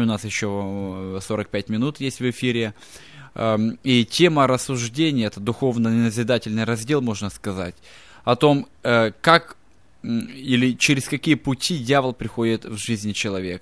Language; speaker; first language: Russian; native; Russian